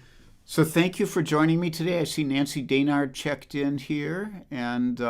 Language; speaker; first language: English; native; English